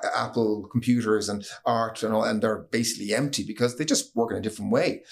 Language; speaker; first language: English; native; English